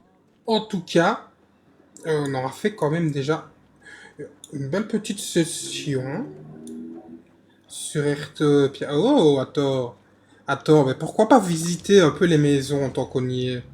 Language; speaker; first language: French; native; French